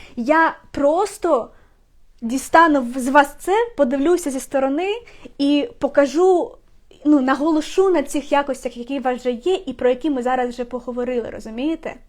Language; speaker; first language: Ukrainian; non-native, local second language; Russian